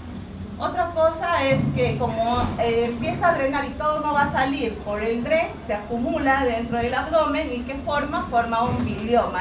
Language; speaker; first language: Spanish; native; Spanish